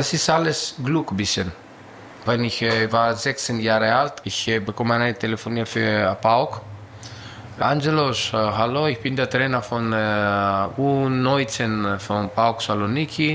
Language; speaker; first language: German; non-native, learner; Greek